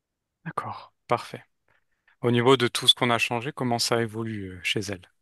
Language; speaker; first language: French; native; French